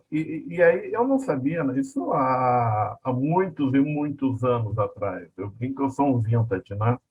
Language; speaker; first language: Portuguese; native; Portuguese